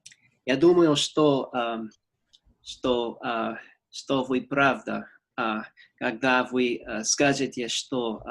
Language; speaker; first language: Russian; non-native, learner; English